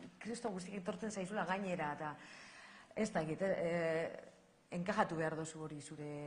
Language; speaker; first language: Basque; native; Basque